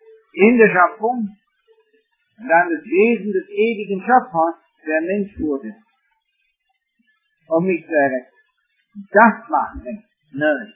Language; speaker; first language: German; non-native, fluent; English